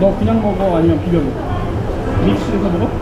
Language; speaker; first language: Korean; native; Korean